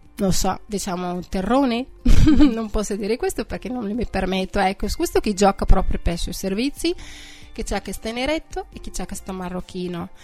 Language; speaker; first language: Italian; non-native, fluent; Arabic